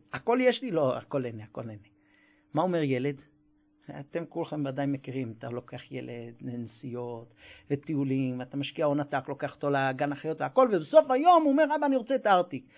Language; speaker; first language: Hebrew; non-native, fluent; English